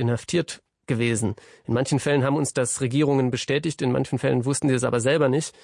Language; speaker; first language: German; native; German